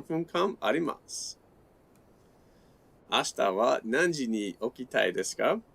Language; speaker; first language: Japanese; non-native, learner; English